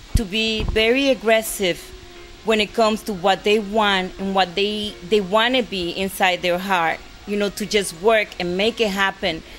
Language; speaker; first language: English; non-native, fluent; Spanish